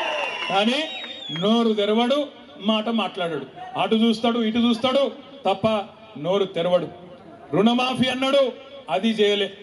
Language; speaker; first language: Telugu; native; Telugu